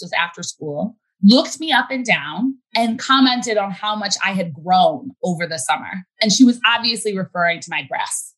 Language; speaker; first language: English; native; English